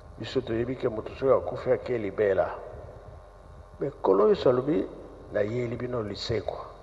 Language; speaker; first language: Lingala; non-native, local second language; Kongo